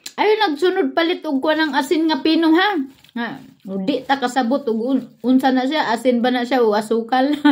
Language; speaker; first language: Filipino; non-native, local second language; Cebuano